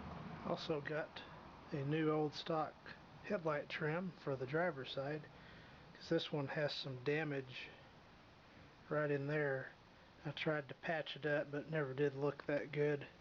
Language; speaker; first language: English; native; English